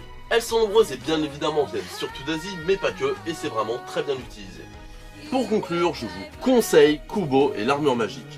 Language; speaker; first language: French; native; French